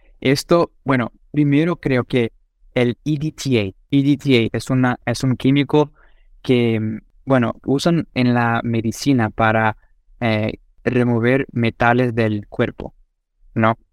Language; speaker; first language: Spanish; non-native, fluent; Portuguese